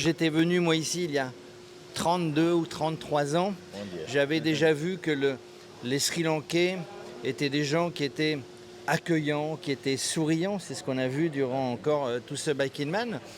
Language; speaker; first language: French; native; French